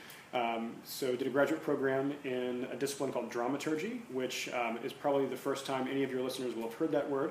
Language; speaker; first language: English; native; English